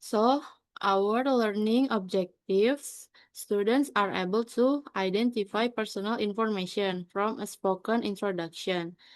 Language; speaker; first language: English; non-native, fluent; Indonesian